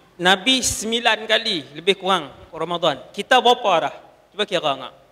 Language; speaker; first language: Malay; native; Malay